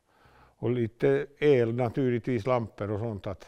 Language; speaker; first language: Swedish; non-native, local second language; Finnish